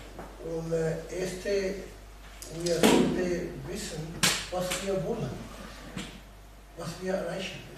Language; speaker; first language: German; non-native, learner; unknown